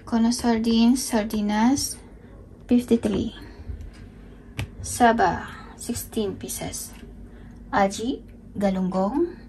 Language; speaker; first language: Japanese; non-native, learner; Filipino